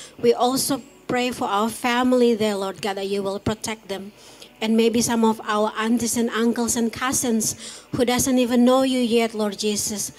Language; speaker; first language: English; non-native, fluent; Indonesian